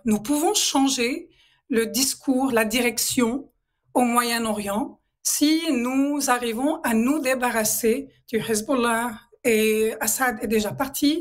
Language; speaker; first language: French; non-native, local second language; Arabic